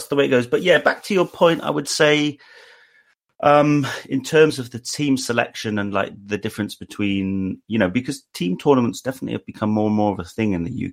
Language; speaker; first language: English; native; English